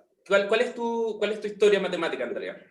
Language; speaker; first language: Spanish; native; Spanish